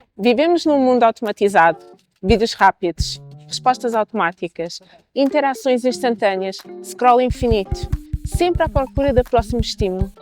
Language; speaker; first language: Portuguese; native; Portuguese